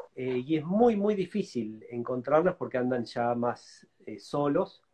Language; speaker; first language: Spanish; native; Spanish